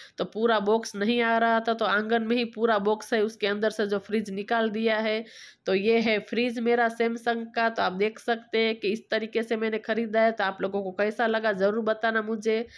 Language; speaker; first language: Hindi; non-native, local second language; Gujarati